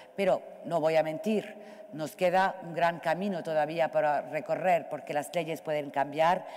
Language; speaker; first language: Spanish; non-native, fluent; Arabic